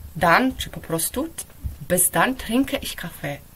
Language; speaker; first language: German; non-native, fluent; Polish